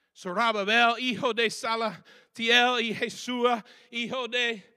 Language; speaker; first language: Spanish; non-native, fluent; English